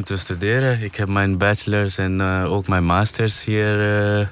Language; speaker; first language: Dutch; non-native, fluent; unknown